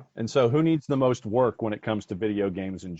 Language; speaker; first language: English; native; English